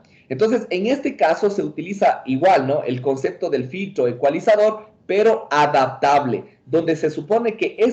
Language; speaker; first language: Spanish; native; Spanish